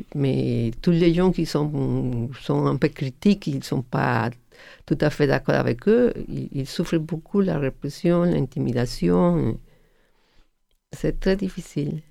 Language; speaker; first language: French; non-native, learner; Spanish